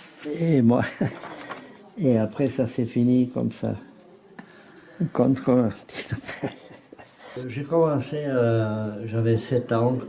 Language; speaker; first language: French; non-native, fluent; Czech